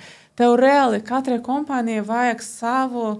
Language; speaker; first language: Latvian; non-native, local second language; Russian